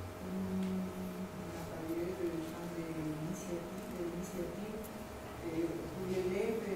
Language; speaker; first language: French; non-native, fluent; Spanish